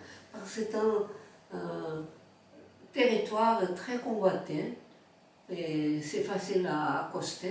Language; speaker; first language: French; non-native, fluent; Korean